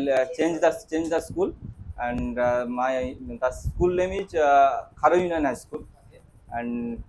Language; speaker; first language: English; non-native, learner; Bangla